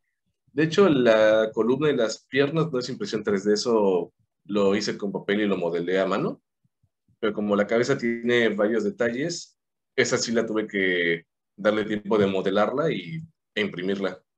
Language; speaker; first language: Spanish; native; Spanish